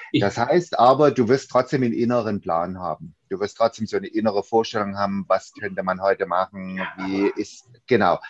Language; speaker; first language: German; native; German